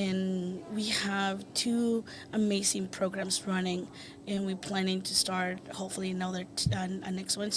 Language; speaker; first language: English; non-native, fluent; Spanish